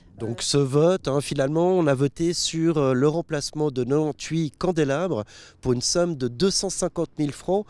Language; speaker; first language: French; native; French